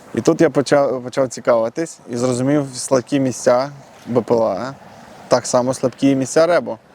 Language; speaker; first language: Ukrainian; non-native, local second language; Russian